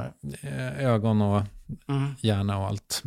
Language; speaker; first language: Swedish; native; Swedish